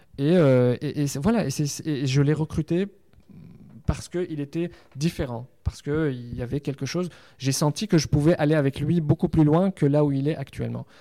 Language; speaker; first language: French; non-native, local second language; Arabic